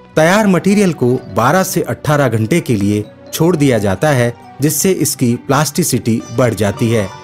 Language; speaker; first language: Hindi; native; Hindi